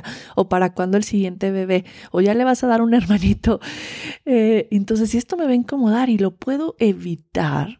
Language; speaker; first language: Spanish; native; Spanish